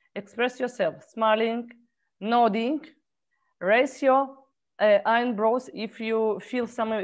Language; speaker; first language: English; non-native, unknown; Polish